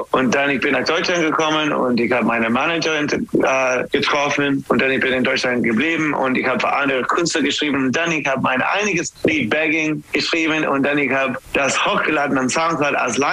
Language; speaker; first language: German; non-native, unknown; English